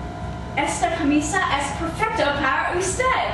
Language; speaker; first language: Spanish; non-native, learner; English